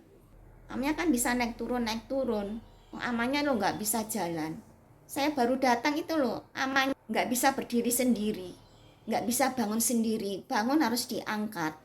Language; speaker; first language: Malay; non-native, local second language; Javanese